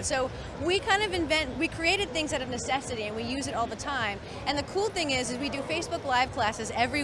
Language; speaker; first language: English; native; English